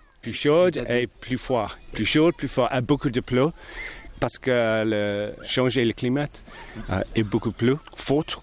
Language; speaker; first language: French; non-native, learner; English